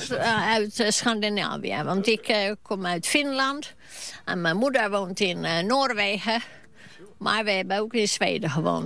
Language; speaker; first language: Dutch; non-native, fluent; Finnish